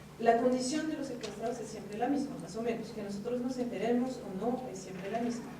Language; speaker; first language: Spanish; non-native, fluent; French